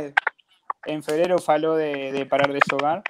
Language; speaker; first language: Portuguese; non-native, fluent; Spanish